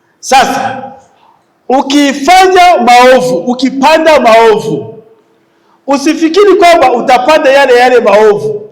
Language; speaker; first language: Swahili; non-native, local second language; Rundi